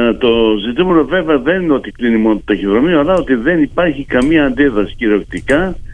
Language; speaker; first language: Greek; native; Greek